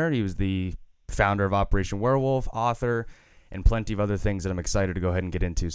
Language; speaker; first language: English; native; English